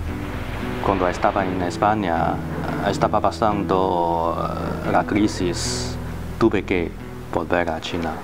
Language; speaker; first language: Spanish; non-native, learner; Chinese